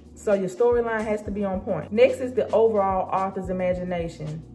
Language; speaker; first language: English; native; English